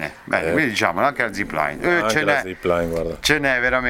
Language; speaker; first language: Italian; native; Italian